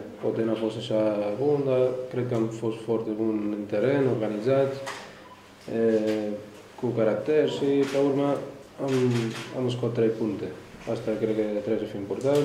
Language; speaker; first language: Romanian; non-native, learner; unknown